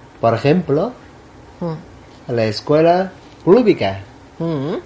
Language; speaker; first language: Spanish; non-native, learner; Thai